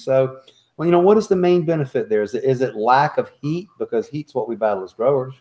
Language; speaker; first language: English; native; English